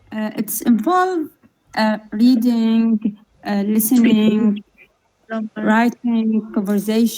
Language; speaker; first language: English; non-native, learner; Arabic